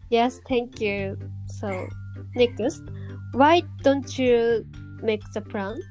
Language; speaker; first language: English; non-native, learner; Japanese